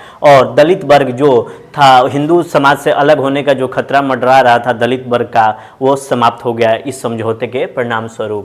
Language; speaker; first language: Hindi; native; Hindi